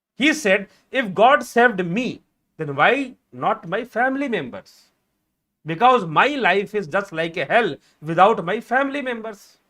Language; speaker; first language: English; non-native, local second language; Hindi